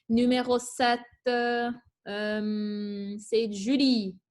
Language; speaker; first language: French; non-native, fluent; English